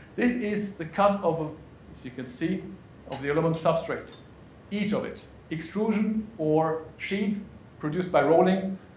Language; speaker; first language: English; non-native, fluent; German